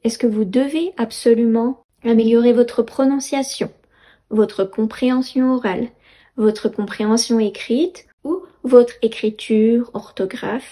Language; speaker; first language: French; native; French